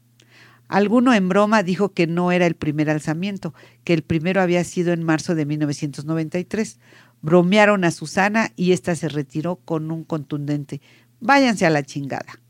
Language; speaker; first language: Spanish; native; Spanish